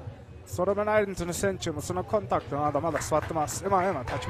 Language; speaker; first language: Japanese; non-native, learner; English